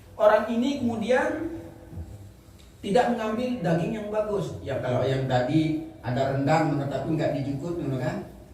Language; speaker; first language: Indonesian; native; Indonesian